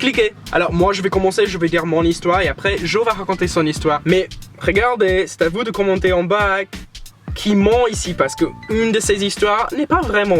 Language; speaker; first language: French; non-native, fluent; English